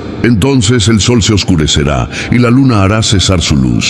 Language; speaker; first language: Spanish; native; Spanish